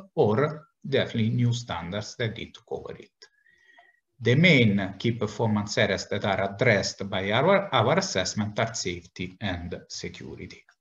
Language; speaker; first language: English; non-native, fluent; Italian